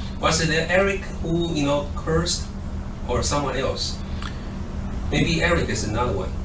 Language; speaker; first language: English; non-native, fluent; Chinese